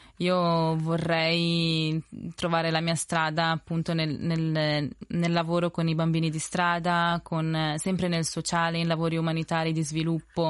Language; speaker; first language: Italian; early bilingual, other home language; Spanish